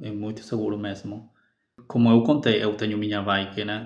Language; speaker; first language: Portuguese; non-native, fluent; Spanish